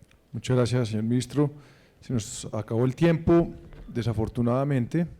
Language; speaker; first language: Spanish; native; Spanish